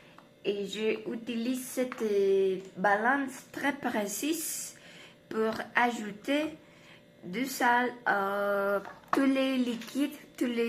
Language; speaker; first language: French; non-native, learner; Spanish